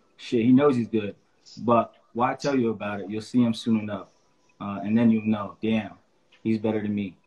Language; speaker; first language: English; native; English